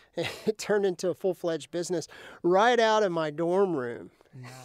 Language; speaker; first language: English; native; English